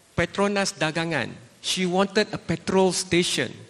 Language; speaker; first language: English; non-native, local second language; Malay